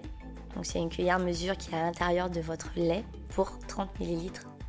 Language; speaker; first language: French; native; French